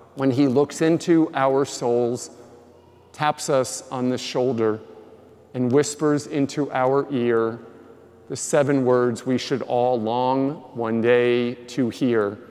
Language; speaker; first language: English; native; English